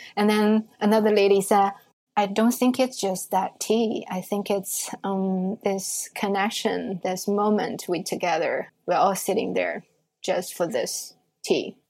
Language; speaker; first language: English; non-native, fluent; Chinese